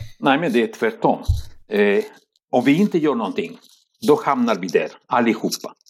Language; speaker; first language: Swedish; non-native, fluent; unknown